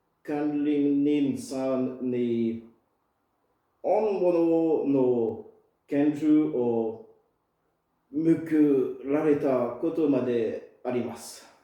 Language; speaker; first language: Japanese; non-native, fluent; French